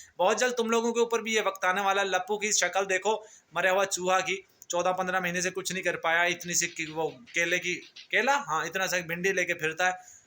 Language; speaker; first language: Urdu; non-native, local second language; Punjabi